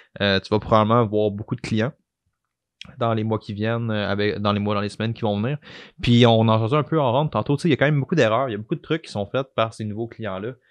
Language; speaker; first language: French; native; French